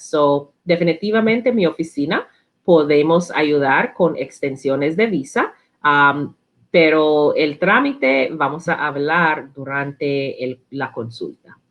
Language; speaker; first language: Spanish; non-native, learner; English